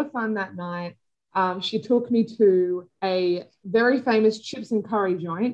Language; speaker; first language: English; native; English